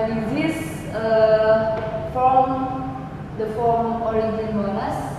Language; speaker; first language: English; non-native, learner; Indonesian